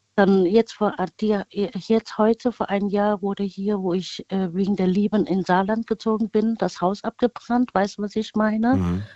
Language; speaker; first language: German; early bilingual, other home language; Vietnamese